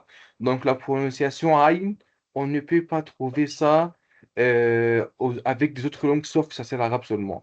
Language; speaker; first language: French; non-native, local second language; Comorian